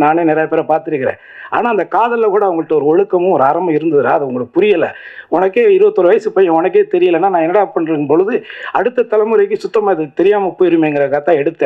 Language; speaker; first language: Tamil; native; Tamil